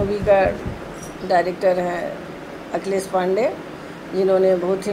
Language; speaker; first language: Hindi; native; Hindi